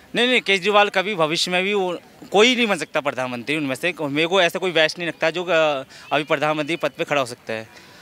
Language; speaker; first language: Hindi; native; Hindi